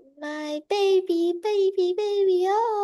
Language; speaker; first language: English; non-native, learner; Vietnamese